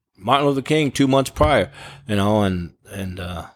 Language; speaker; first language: English; native; English